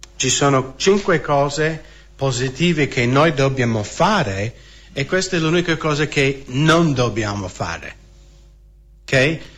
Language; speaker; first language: Italian; non-native, fluent; English